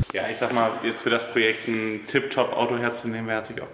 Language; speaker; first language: German; native; German